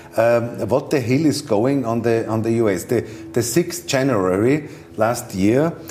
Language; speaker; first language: English; non-native, learner; German